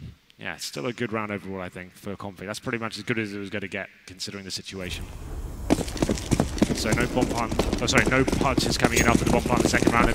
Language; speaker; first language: English; native; English